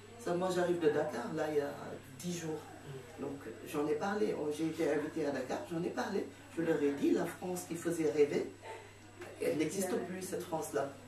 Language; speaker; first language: French; non-native, local second language; Fula